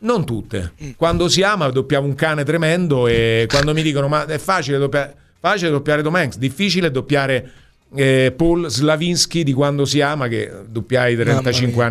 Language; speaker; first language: Italian; native; Italian